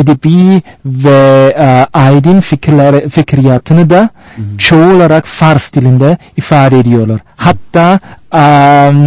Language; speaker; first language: Turkish; non-native, fluent; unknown